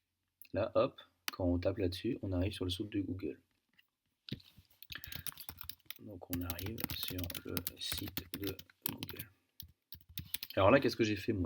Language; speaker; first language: French; native; French